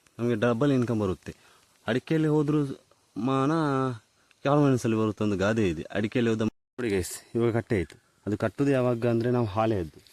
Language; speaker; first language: Kannada; non-native, local second language; Tulu